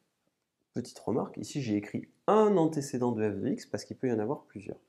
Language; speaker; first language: French; native; French